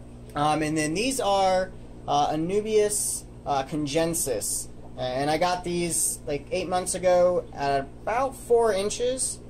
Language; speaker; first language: English; native; English